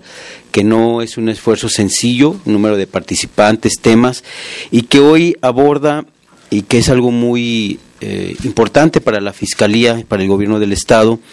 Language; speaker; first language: Spanish; native; Spanish